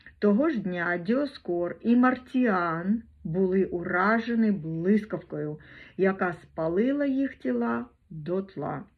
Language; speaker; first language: Ukrainian; non-native, local second language; Russian